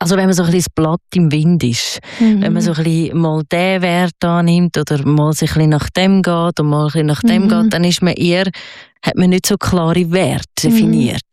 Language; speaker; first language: German; native; German